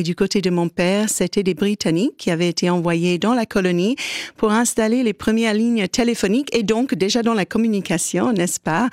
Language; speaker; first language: French; native; French